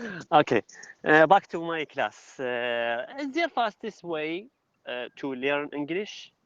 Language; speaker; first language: English; non-native, learner; Arabic